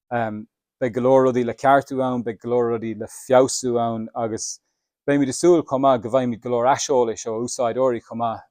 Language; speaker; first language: Irish; native; Irish